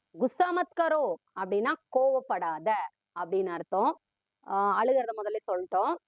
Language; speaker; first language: Tamil; early bilingual, heritage; Tamil